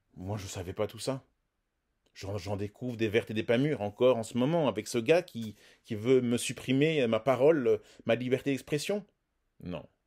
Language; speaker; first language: French; native; French